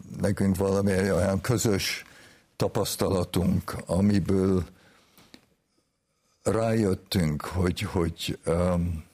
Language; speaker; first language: Hungarian; early bilingual, heritage; Hungarian